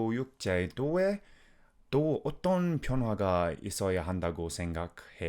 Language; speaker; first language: Korean; non-native, fluent; English